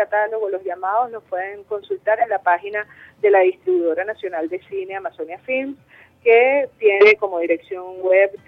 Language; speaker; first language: Spanish; native; Spanish